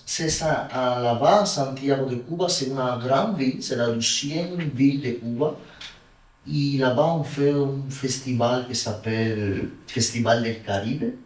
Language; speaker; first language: French; non-native, learner; Spanish